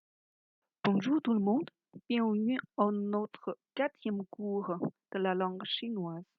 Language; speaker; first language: French; non-native, fluent; Chinese